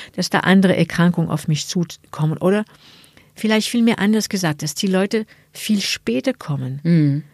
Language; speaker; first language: German; non-native, fluent; French